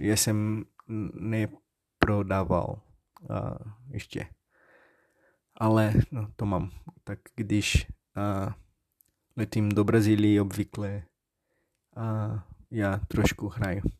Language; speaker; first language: Czech; non-native, learner; Portuguese